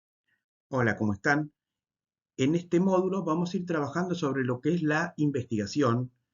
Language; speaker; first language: Spanish; native; Spanish